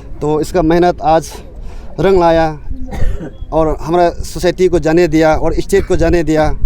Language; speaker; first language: Hindi; non-native, local second language; Nyishi